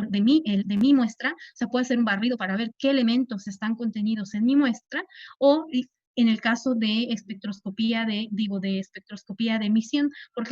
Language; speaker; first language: Spanish; native; Spanish